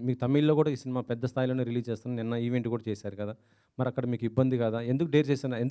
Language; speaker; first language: Telugu; native; Telugu